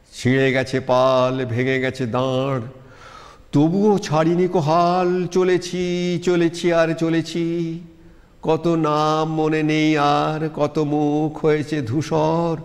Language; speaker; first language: Bangla; native; Bangla